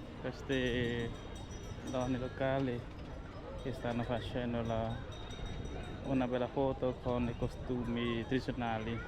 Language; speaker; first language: Italian; non-native, fluent; Vietnamese